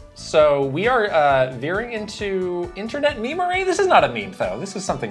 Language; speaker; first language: English; native; English